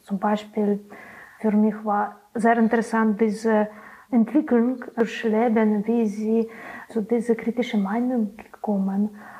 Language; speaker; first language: German; non-native, learner; Belarusian